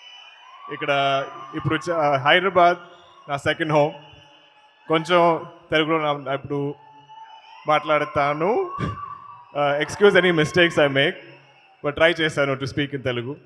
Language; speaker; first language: Telugu; non-native, learner; Malayalam